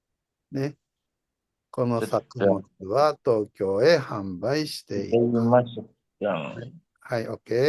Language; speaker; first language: Japanese; non-native, fluent; Indonesian